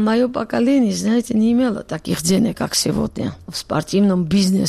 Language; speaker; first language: Russian; non-native, local second language; Georgian